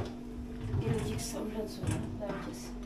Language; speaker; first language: Turkish; non-native, learner; Filipino